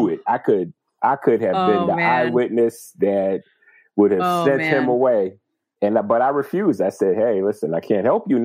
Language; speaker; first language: English; native; English